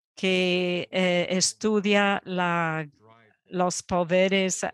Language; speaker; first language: Spanish; non-native, fluent; Dutch